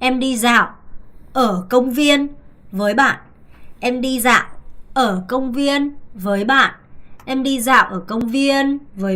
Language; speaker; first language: Vietnamese; non-native, fluent; Korean